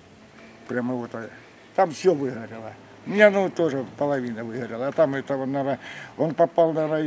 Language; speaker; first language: Russian; native; Russian